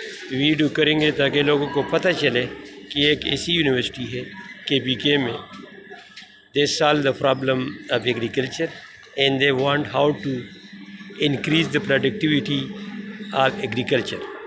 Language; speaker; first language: Urdu; non-native, local second language; Pashto